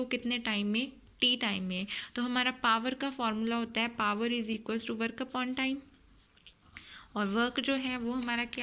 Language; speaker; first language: Hindi; native; Hindi